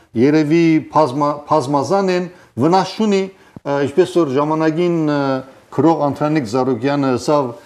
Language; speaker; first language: Armenian; early bilingual, heritage; Armenian